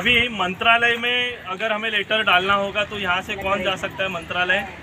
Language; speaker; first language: Hindi; non-native, local second language; Marathi